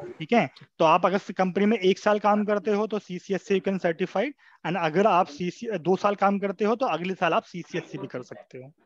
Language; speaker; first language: Hindi; native; Hindi